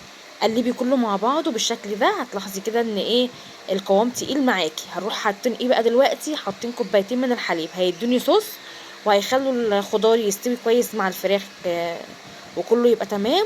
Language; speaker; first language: Arabic; native; Arabic